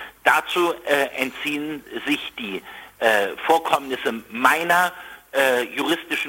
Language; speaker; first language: German; native; German